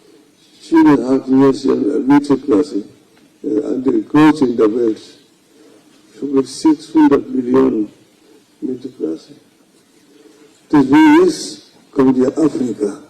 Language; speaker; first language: German; non-native, fluent; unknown